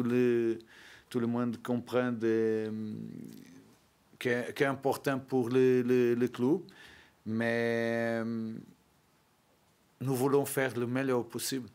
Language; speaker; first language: French; non-native, learner; Portuguese